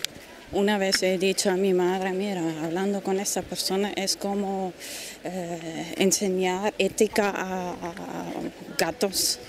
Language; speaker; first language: Spanish; non-native, fluent; German